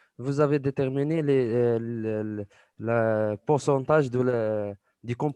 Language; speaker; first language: French; non-native, local second language; Arabic